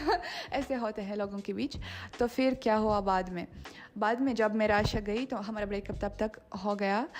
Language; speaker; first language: Hindi; non-native, fluent; Russian